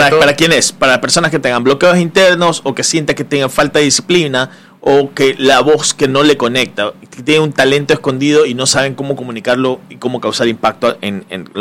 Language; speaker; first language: Spanish; native; Spanish